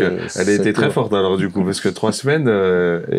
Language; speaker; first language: French; native; French